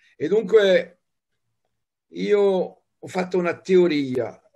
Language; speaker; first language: Italian; non-native, fluent; Arabic